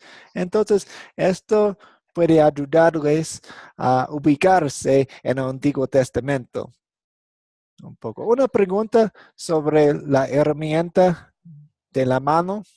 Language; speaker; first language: Spanish; non-native, fluent; English